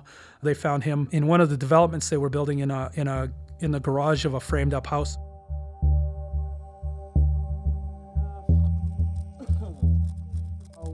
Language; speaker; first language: English; native; English